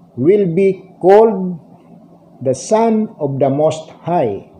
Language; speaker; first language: English; non-native, local second language; Filipino